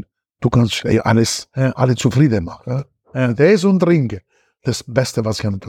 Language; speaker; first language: German; non-native, learner; Italian